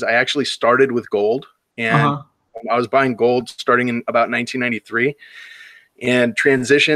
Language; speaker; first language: English; native; English